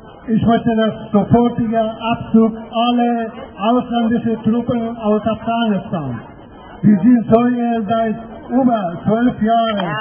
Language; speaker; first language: German; non-native, fluent; Persian